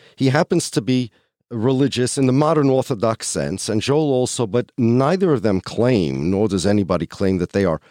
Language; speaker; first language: English; early bilingual, other home language; Polish